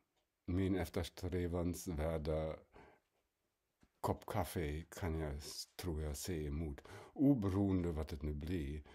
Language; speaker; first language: Swedish; non-native, fluent; German